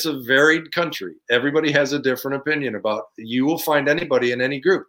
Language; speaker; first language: English; native; English